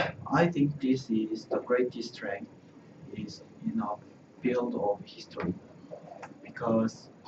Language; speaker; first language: English; non-native, learner; Korean